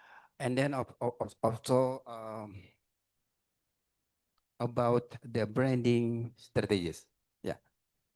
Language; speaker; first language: English; non-native, learner; Indonesian